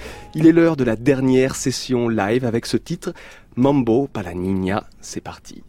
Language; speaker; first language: French; native; French